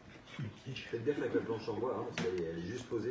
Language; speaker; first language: French; native; French